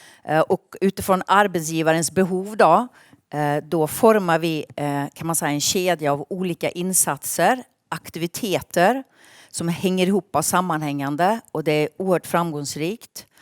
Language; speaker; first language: Swedish; native; Swedish